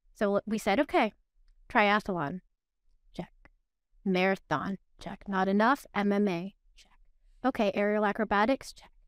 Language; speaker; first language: English; early bilingual, other home language; Filipino